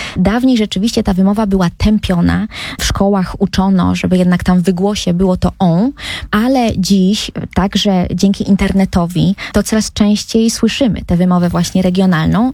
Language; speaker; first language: Polish; native; Polish